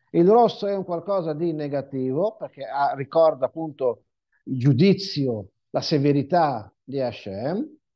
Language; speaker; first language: Italian; non-native, fluent; Hebrew